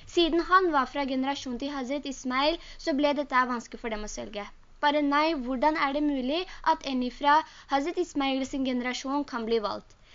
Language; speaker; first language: Norwegian; early bilingual, other home language; Urdu